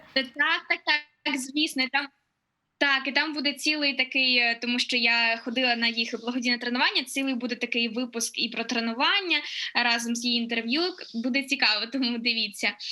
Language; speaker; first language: Ukrainian; non-native, local second language; Russian